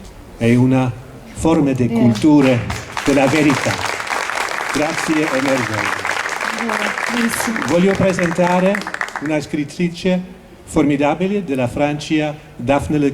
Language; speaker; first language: Italian; non-native, learner; Swedish